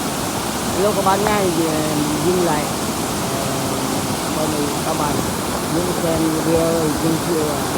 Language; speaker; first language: Vietnamese; non-native, local second language; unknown